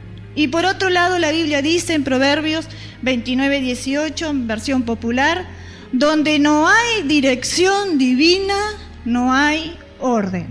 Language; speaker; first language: Spanish; native; Spanish